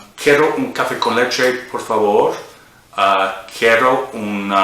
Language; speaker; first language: Spanish; non-native, learner; English